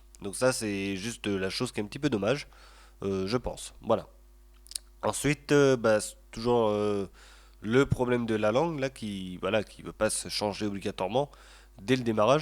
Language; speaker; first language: French; native; French